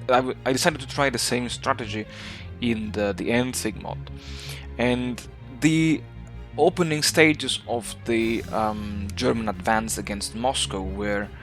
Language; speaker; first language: English; non-native, fluent; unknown